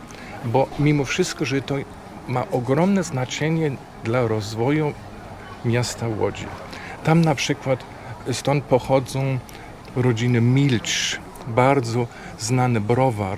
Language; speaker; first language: Polish; non-native, fluent; German